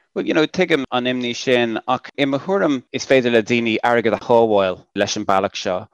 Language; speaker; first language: Irish; non-native, local second language; English